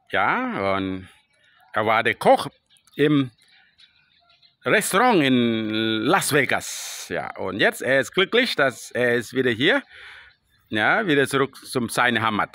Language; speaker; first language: German; non-native, learner; Thai